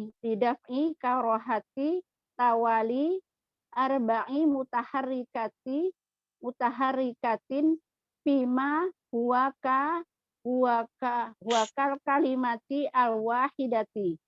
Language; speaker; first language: Arabic; non-native, learner; Indonesian